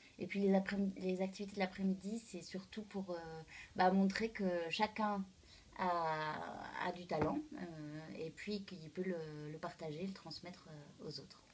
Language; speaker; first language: French; native; French